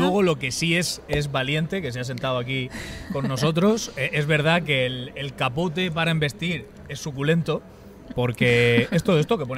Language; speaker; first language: Spanish; native; Spanish